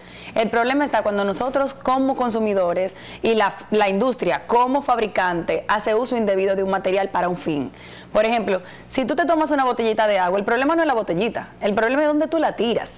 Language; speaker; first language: Spanish; native; Spanish